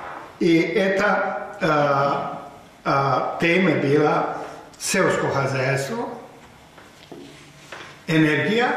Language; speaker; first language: Russian; non-native, learner; Croatian